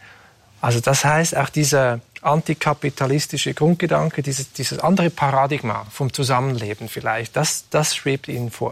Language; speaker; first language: German; native; German